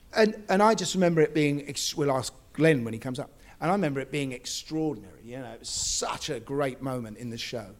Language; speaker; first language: English; native; English